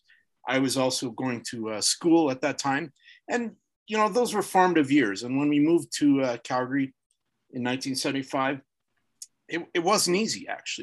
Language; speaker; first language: English; native; English